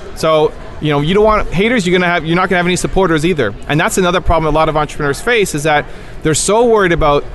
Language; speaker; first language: English; native; English